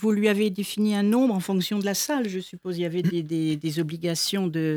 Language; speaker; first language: French; native; French